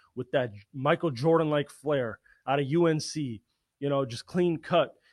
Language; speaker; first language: English; native; English